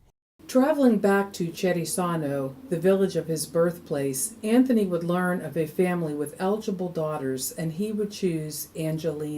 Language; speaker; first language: English; native; English